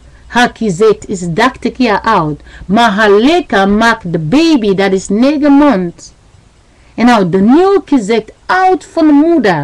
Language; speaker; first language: Dutch; non-native, learner; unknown